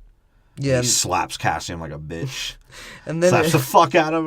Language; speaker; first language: English; native; English